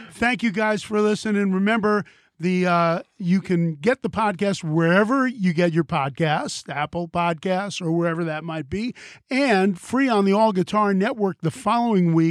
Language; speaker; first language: English; native; English